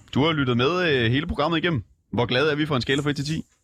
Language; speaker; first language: Danish; native; Danish